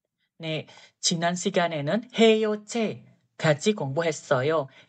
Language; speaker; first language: Korean; non-native, fluent; Indonesian